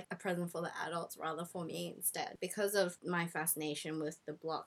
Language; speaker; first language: English; non-native, local second language; Cantonese